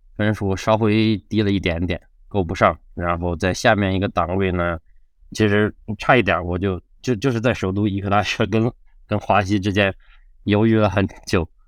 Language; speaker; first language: Chinese; native; Chinese